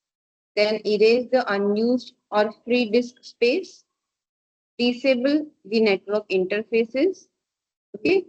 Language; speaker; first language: English; non-native, local second language; Marathi